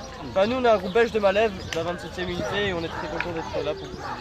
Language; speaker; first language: French; native; French